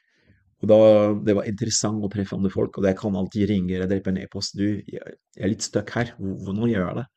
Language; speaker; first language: Norwegian; non-native, fluent; French